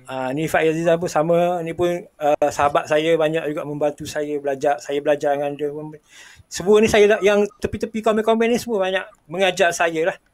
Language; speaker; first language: Malay; native; Malay